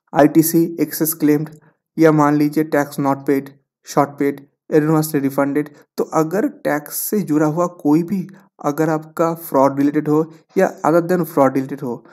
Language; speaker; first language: Hindi; non-native, local second language; Bangla